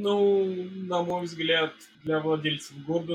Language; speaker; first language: Russian; native; Russian